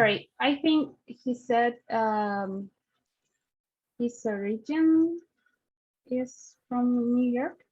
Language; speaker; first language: English; non-native, learner; Spanish